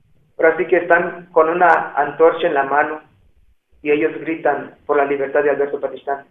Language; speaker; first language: Spanish; non-native, local second language; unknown